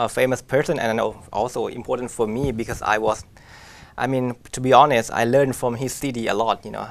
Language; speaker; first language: English; non-native, fluent; Thai